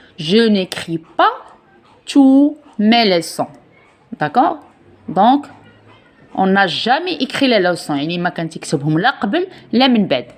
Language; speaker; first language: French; non-native, local second language; Arabic